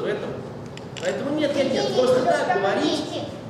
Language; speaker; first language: Russian; native; Russian